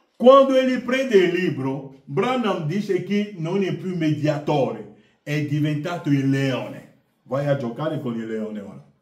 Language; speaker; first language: Italian; non-native, fluent; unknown